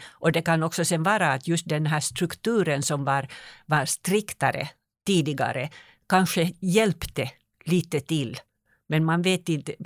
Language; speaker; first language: Swedish; non-native, local second language; Finnish